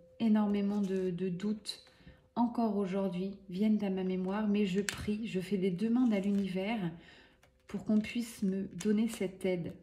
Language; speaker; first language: French; native; French